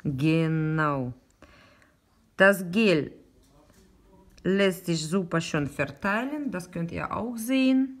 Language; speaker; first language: German; non-native, learner; Russian